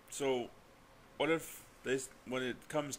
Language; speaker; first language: English; native; English